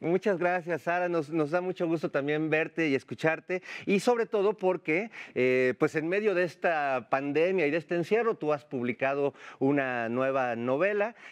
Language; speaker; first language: Spanish; native; Spanish